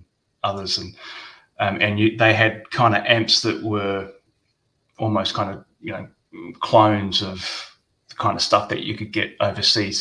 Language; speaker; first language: English; native; English